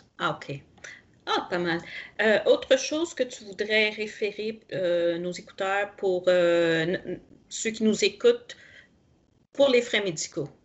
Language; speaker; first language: French; native; French